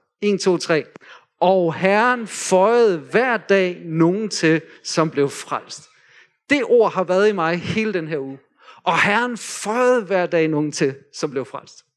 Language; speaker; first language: Danish; native; Danish